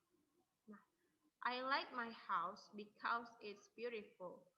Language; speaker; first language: English; non-native, learner; Indonesian